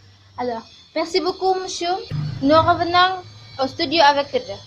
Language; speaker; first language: French; non-native, learner; Indonesian